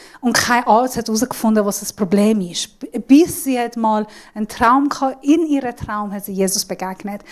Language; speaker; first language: German; non-native, fluent; Persian